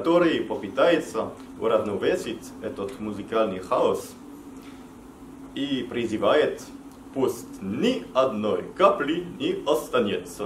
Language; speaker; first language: Russian; non-native, fluent; French